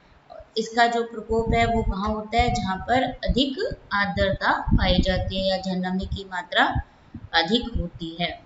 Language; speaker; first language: Hindi; native; Hindi